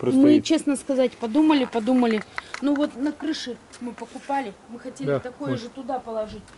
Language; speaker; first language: Russian; native; Russian